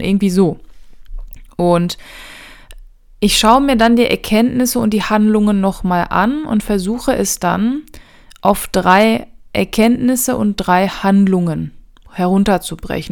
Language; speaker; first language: German; native; German